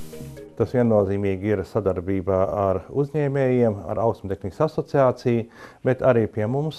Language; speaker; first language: Latvian; native; Latvian